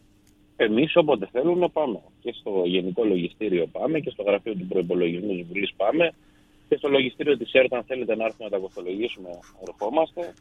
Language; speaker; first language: Greek; native; Greek